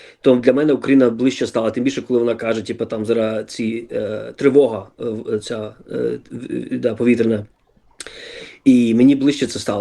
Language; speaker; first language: Ukrainian; early bilingual, other home language; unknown